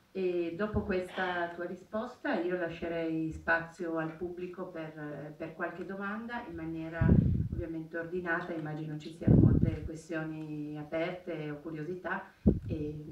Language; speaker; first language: Italian; native; Italian